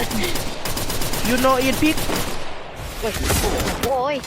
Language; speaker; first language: English; non-native, learner; Thai